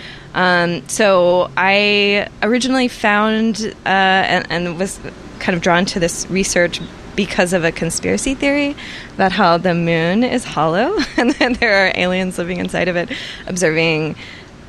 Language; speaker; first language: English; native; English